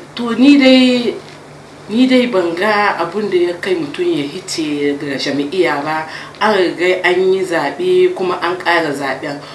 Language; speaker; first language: Hausa; native; Hausa